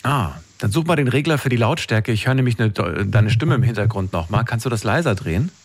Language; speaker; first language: German; native; German